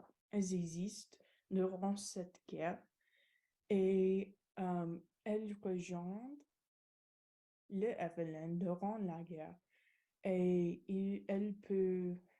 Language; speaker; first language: French; non-native, learner; English